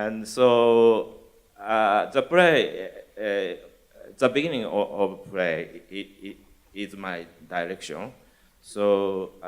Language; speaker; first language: English; non-native, learner; Japanese